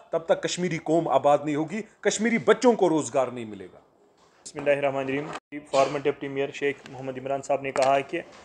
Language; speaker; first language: Hindi; non-native, local second language; Kashmiri